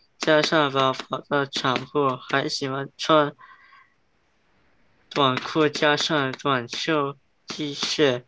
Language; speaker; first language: Chinese; non-native, learner; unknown